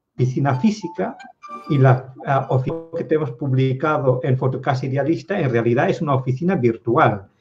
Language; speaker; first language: Spanish; non-native, fluent; Dutch